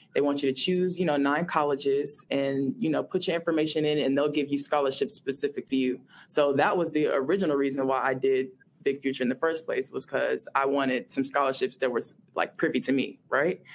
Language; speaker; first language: English; native; English